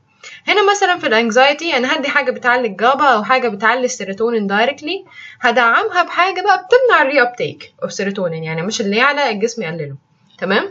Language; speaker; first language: Arabic; native; Arabic